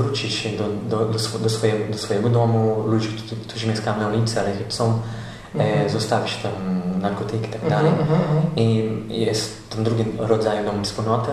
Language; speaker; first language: Polish; non-native, learner; Portuguese